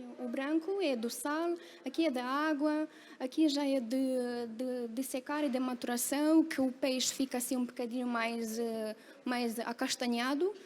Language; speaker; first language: Portuguese; non-native, fluent; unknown